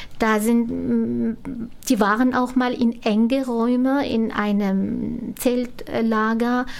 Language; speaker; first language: German; non-native, fluent; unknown